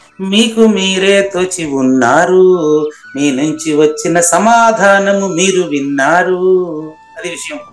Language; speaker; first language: Telugu; native; Telugu